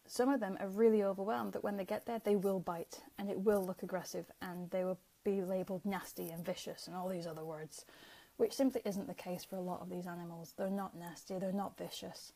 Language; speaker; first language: English; native; English